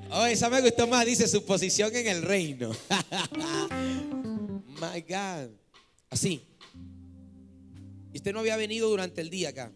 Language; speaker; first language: Spanish; native; Spanish